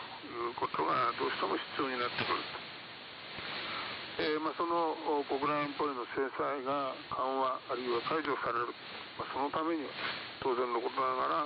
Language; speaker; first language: Japanese; native; Japanese